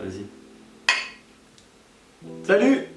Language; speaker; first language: French; native; French